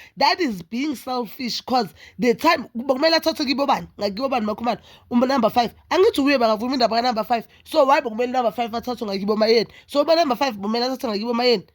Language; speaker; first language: Zulu; native; Zulu